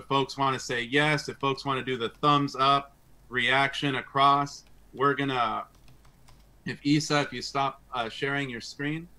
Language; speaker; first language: English; native; English